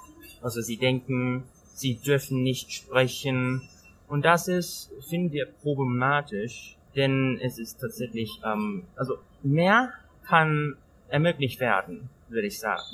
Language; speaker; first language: German; non-native, learner; Thai